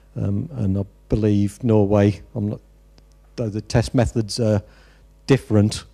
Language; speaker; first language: English; native; English